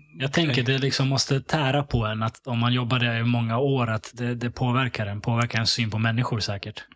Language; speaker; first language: Swedish; early bilingual, other home language; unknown